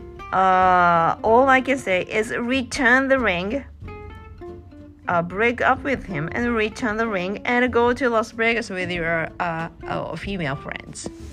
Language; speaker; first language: English; non-native, learner; Japanese